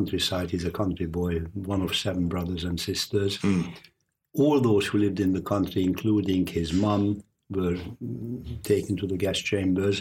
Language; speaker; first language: English; non-native, fluent; Hungarian